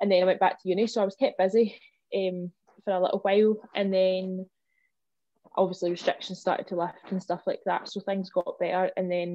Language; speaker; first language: English; native; English